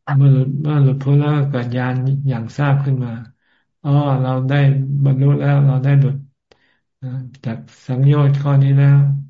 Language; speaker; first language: Thai; native; Thai